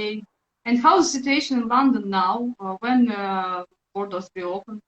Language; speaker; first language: English; non-native, learner; Russian